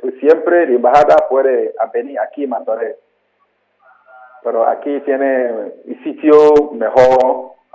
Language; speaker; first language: Spanish; non-native, learner; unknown